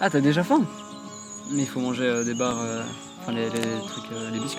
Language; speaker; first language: French; native; French